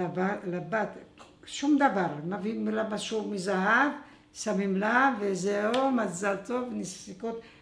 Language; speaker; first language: Hebrew; non-native, fluent; Arabic